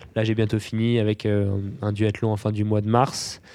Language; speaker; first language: French; native; French